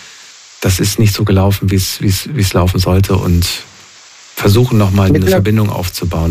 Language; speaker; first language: German; native; German